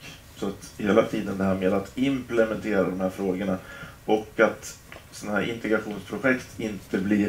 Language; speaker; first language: Swedish; native; Swedish